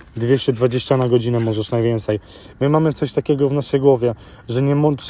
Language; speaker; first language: Polish; early bilingual, heritage; Polish